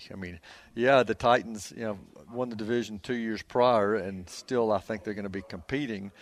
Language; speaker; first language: English; native; English